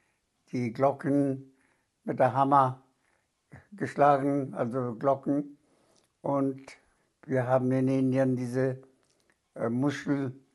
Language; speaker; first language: German; non-native, fluent; Bangla